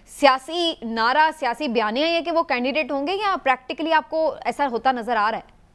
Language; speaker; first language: Urdu; native; Urdu